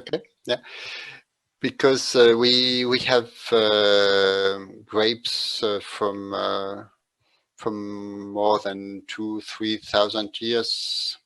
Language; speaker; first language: English; non-native, fluent; French